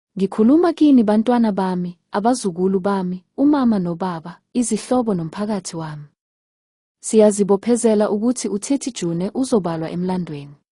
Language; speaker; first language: Zulu; native; Zulu